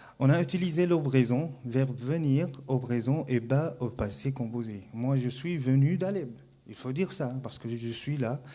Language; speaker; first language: French; non-native, fluent; Arabic